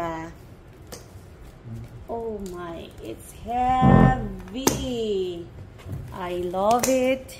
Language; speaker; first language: English; non-native, local second language; Hiligaynon